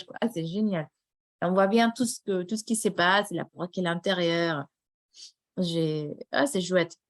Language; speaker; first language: French; non-native, fluent; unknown